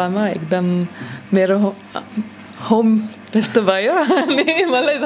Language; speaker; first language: Nepali; non-native, learner; German